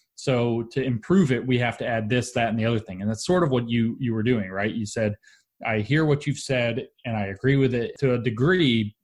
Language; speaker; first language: English; native; English